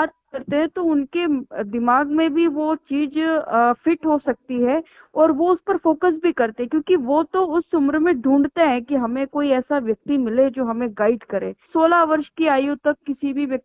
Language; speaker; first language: Hindi; native; Hindi